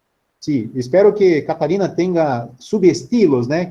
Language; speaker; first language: Spanish; non-native, learner; Portuguese